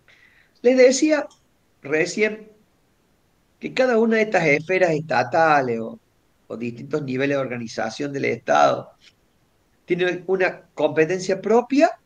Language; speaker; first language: Spanish; native; Spanish